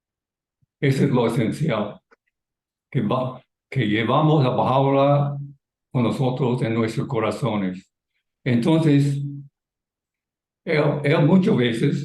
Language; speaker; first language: Spanish; non-native, fluent; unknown